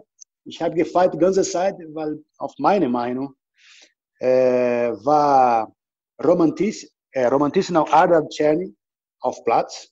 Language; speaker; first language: German; non-native, learner; Portuguese